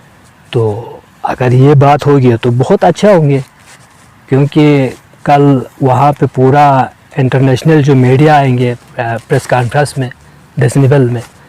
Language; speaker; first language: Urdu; non-native, local second language; Balti